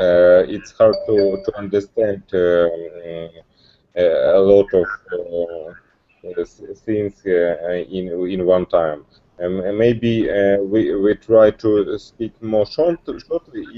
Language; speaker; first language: English; non-native, learner; Russian